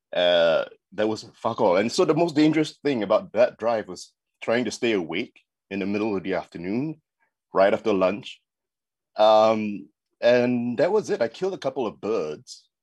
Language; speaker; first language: English; native; English